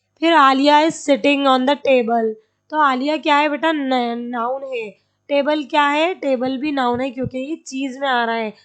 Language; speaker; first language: Urdu; native; Urdu